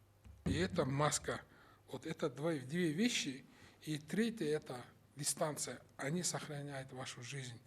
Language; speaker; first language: Russian; non-native, local second language; Kyrgyz